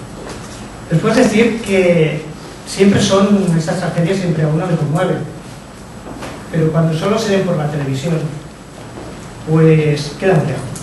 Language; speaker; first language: Spanish; native; Spanish